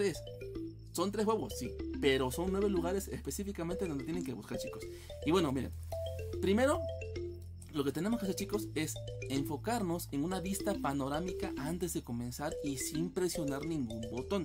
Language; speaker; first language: Spanish; native; Spanish